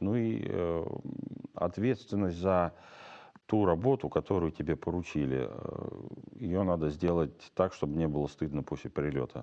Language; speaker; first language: Russian; native; Russian